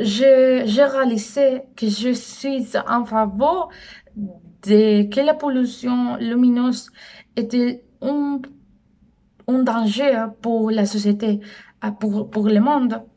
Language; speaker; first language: French; non-native, learner; Spanish